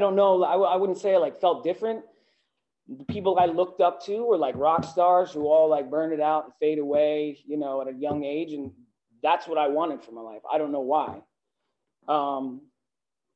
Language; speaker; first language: English; native; English